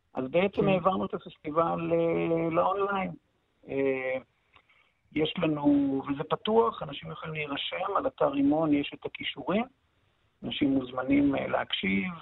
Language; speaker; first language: Hebrew; native; Hebrew